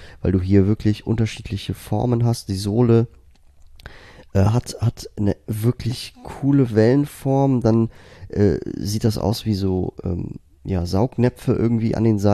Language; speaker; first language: German; native; German